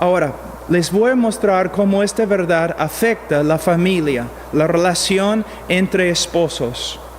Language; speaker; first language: Spanish; non-native, fluent; English